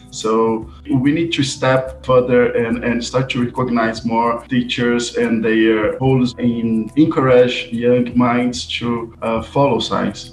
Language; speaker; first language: English; non-native, fluent; Portuguese